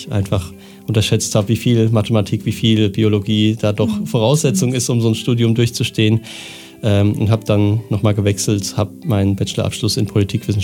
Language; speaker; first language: German; native; German